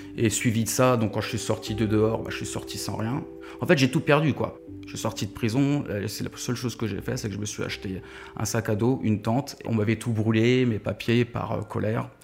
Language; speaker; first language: French; native; French